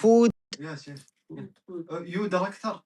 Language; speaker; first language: English; non-native, learner; Arabic